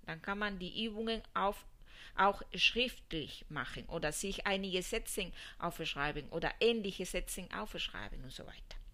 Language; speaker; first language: German; non-native, fluent; Spanish